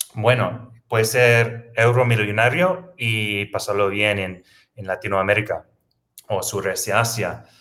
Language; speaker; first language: Spanish; non-native, fluent; English